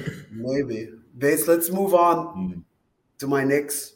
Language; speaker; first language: English; early bilingual, other home language; Arabic